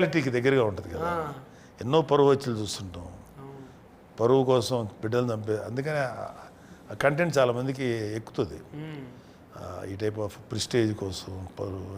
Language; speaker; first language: Telugu; native; Telugu